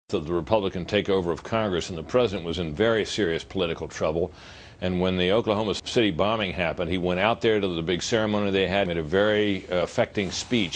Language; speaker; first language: English; native; English